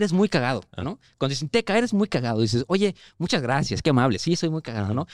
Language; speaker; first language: Spanish; native; Spanish